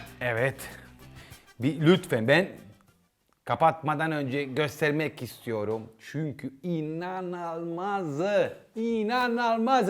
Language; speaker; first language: Turkish; non-native, learner; Italian